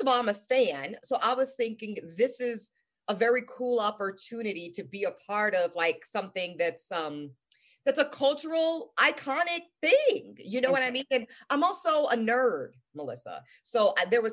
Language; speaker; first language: English; native; English